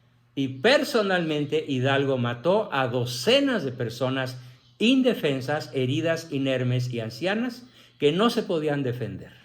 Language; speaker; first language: Spanish; native; Spanish